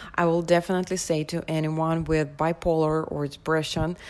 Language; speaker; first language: English; non-native, fluent; Russian